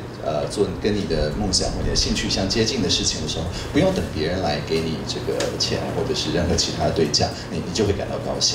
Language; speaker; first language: Chinese; native; Chinese